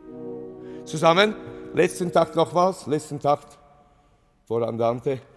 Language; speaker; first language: German; non-native, fluent; Latvian